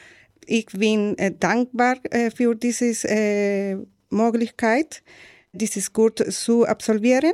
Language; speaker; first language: German; non-native, learner; Spanish